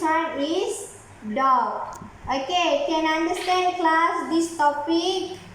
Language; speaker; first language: English; non-native, learner; Malay